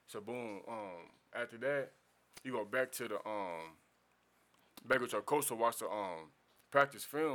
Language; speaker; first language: English; native; English